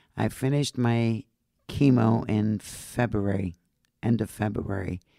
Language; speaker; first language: English; non-native, fluent; Dutch